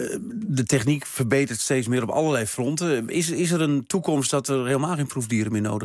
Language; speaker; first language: Dutch; native; Dutch